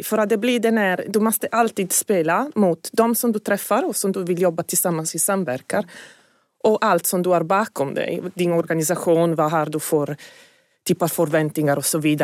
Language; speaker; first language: Swedish; non-native, fluent; Italian